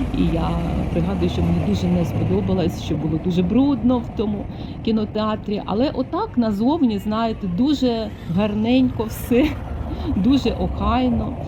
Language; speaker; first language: Ukrainian; native; Ukrainian